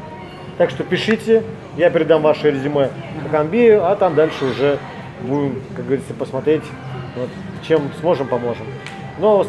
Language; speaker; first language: Russian; native; Russian